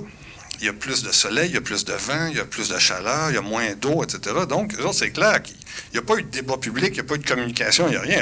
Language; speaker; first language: French; native; French